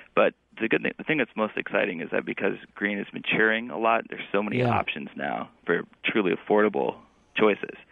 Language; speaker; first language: English; native; English